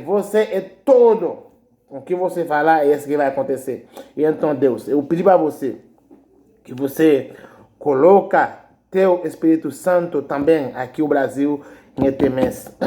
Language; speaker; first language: Portuguese; non-native, learner; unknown